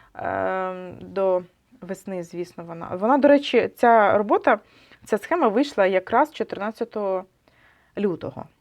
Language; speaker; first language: Ukrainian; non-native, local second language; Russian